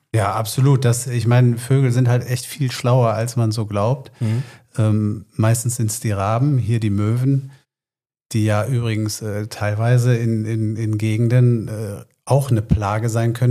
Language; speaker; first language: German; native; German